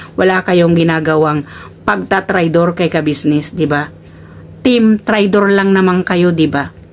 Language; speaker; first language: Filipino; non-native, local second language; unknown